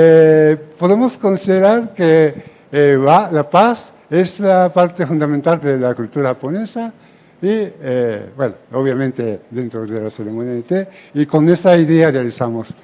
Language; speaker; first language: Spanish; non-native, fluent; Japanese